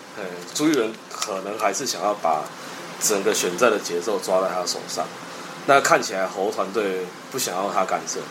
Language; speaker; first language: Chinese; native; Chinese